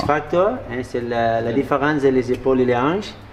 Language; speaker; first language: French; non-native, learner; Spanish